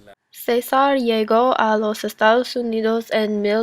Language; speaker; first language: Spanish; non-native, learner; English